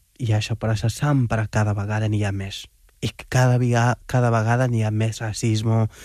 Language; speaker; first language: Catalan; non-native, fluent; Wolof